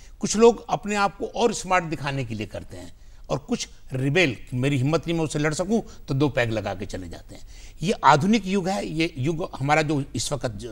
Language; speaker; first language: Hindi; native; Hindi